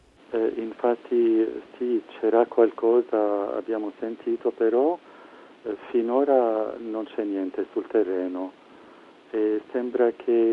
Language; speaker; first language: Italian; non-native, fluent; Arabic